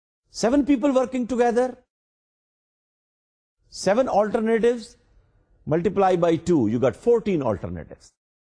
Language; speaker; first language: English; non-native, local second language; Urdu